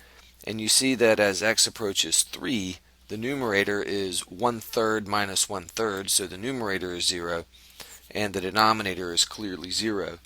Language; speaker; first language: English; native; English